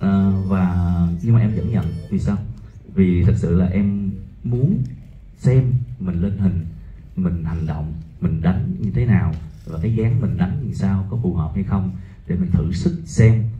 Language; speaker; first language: Vietnamese; native; Vietnamese